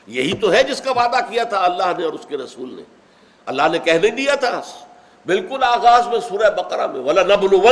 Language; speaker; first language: Urdu; native; Urdu